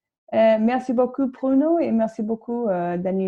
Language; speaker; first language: French; non-native, fluent; English